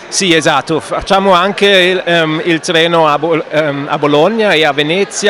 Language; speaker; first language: Italian; non-native, learner; German